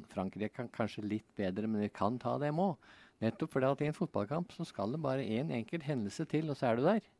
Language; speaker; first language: Norwegian; native; Norwegian